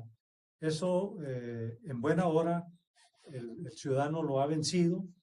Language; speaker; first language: Spanish; native; Spanish